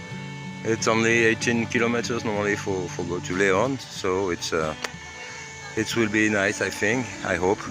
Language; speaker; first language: English; non-native, learner; French